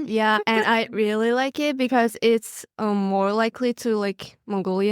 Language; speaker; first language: English; non-native, learner; Mongolian